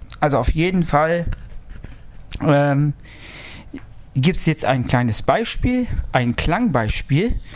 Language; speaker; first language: German; native; German